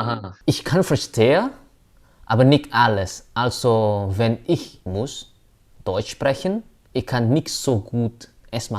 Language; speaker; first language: German; non-native, learner; Indonesian